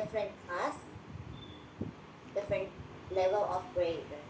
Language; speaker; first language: English; non-native, fluent; Thai